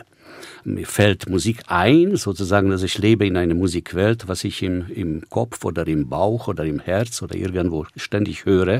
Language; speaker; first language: German; non-native, fluent; Hungarian